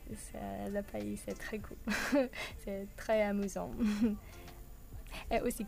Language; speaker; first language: French; non-native, learner; English